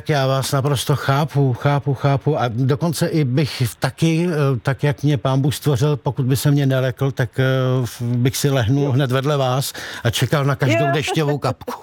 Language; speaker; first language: Czech; native; Czech